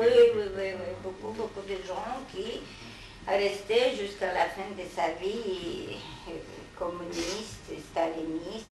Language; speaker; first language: French; non-native, fluent; Hungarian